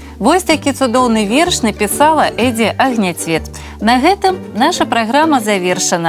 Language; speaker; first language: Belarusian; native; Belarusian